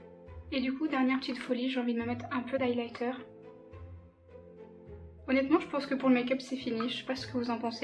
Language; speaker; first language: French; native; French